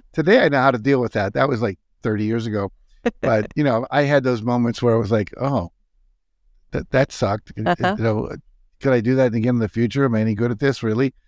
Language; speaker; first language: English; native; English